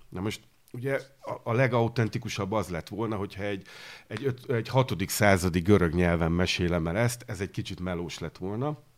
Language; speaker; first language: Hungarian; native; Hungarian